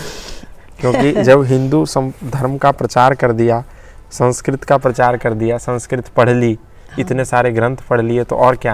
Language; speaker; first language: Hindi; native; Hindi